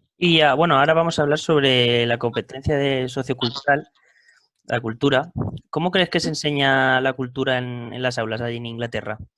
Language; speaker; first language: Spanish; native; Spanish